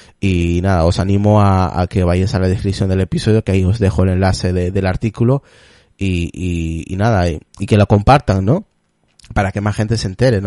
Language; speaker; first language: Spanish; native; Spanish